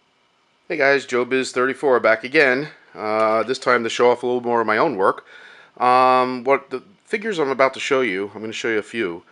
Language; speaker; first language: English; native; English